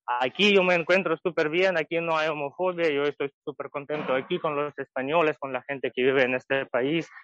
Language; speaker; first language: Spanish; non-native, fluent; Ukrainian